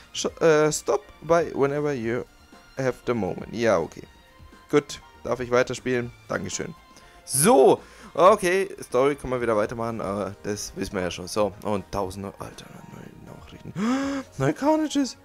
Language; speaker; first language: German; native; German